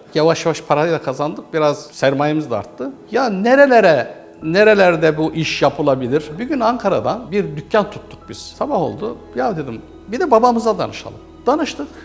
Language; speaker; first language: Turkish; native; Turkish